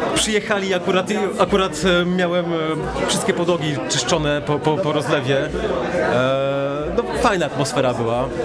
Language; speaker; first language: Polish; early bilingual, heritage; Polish